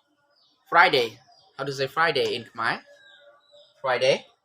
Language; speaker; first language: English; non-native, learner; Khmer